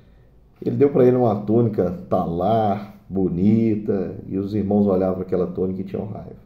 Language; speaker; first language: Portuguese; native; Portuguese